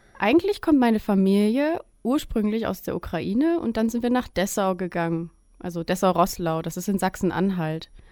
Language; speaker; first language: German; early bilingual, other home language; Russian